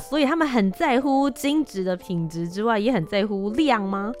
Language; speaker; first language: Chinese; native; Chinese